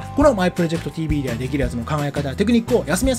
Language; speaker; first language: Japanese; native; Japanese